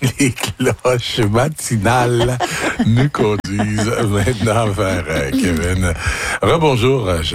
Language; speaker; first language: French; native; French